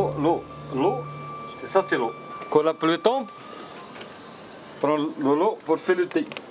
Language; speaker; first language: French; non-native, learner; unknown